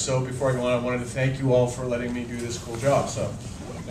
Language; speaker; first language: English; native; English